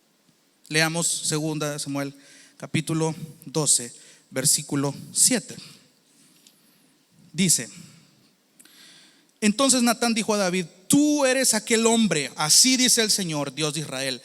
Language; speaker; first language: Spanish; native; Spanish